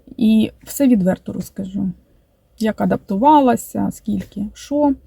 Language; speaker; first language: Ukrainian; non-native, local second language; Russian